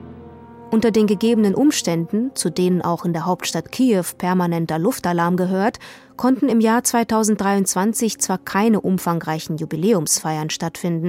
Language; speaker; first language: German; native; German